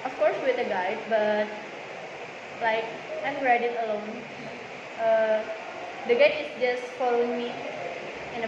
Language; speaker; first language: English; non-native, learner; Indonesian